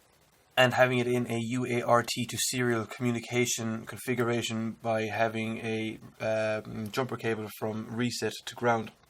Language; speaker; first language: English; native; English